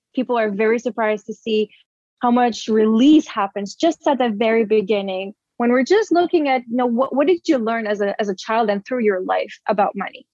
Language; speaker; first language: English; early bilingual, other home language; Portuguese